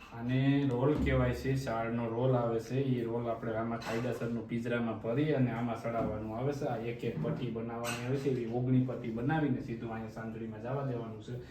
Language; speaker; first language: Gujarati; native; Gujarati